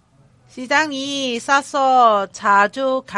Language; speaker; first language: Korean; non-native, learner; Cantonese